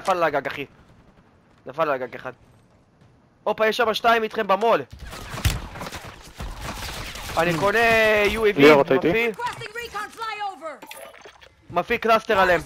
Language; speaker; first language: Hebrew; native; Hebrew